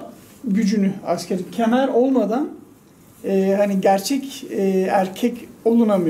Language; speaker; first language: Turkish; native; Turkish